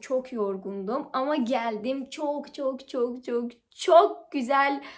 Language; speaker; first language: Turkish; non-native, learner; Persian